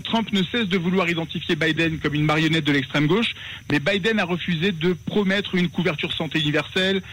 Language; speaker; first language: French; native; French